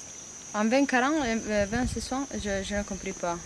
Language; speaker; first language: French; non-native, learner; Italian